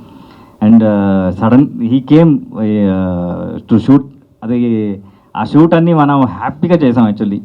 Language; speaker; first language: Telugu; non-native, learner; Kannada